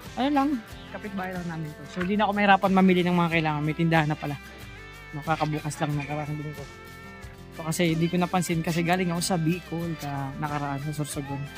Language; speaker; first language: Filipino; native; Filipino